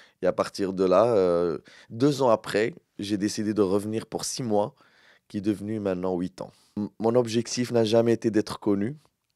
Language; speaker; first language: French; non-native, local second language; Arabic